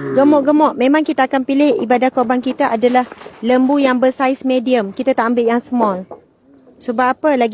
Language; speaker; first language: Malay; native; Malay